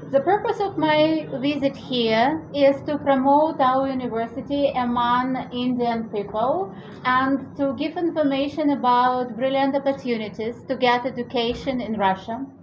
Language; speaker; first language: English; non-native, fluent; Russian